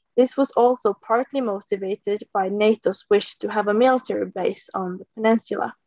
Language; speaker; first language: English; non-native, fluent; Norwegian